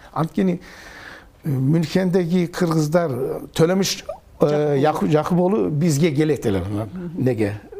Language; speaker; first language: Kyrgyz; early bilingual, heritage; Kyrgyz